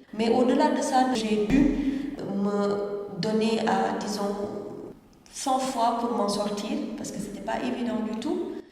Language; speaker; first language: French; non-native, local second language; Wolof